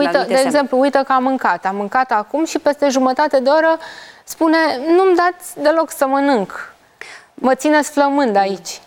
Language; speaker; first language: Romanian; native; Romanian